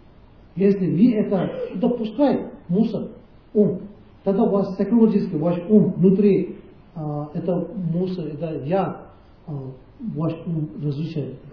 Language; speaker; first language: Russian; non-native, learner; Tibetan